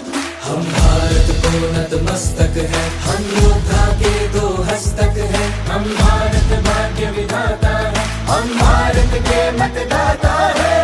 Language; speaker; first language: Hindi; non-native, local second language; Telugu